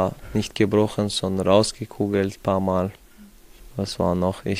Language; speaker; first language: German; non-native, fluent; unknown